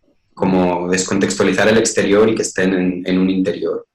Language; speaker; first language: Spanish; native; Spanish